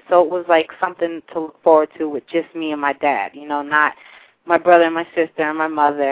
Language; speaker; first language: English; native; English